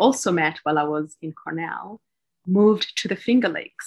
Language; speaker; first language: English; non-native, local second language; Gusii